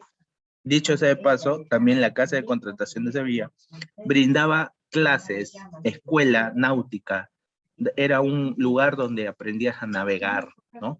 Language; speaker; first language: Spanish; native; Spanish